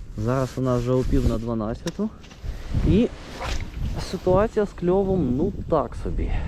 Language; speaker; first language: Ukrainian; non-native, local second language; Russian